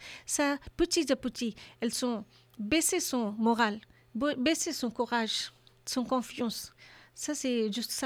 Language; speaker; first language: French; non-native, learner; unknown